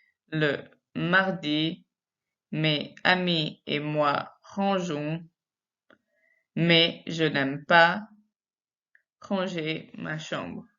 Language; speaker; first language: French; non-native, fluent; English